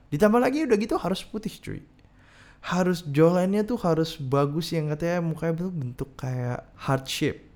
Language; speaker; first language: Indonesian; native; Indonesian